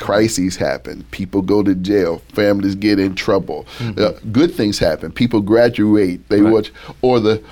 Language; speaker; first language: English; native; English